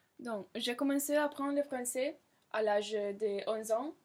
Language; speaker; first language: French; non-native, fluent; Italian